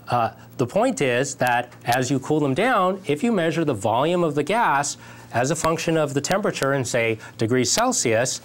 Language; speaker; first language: English; native; English